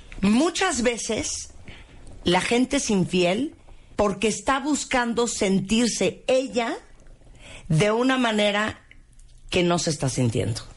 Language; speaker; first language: Spanish; native; Spanish